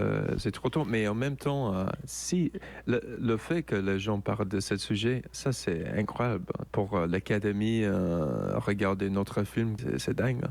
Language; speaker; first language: French; non-native, learner; English